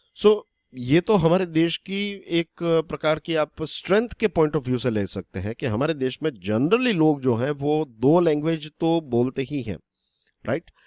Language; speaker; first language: Hindi; non-native, local second language; Gujarati